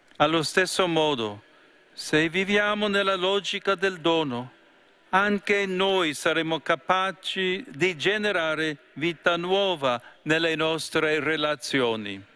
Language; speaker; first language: Italian; non-native, fluent; English